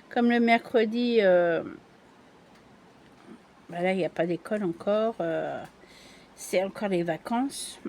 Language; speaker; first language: French; native; French